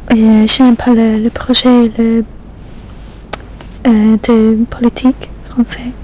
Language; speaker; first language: French; non-native, learner; English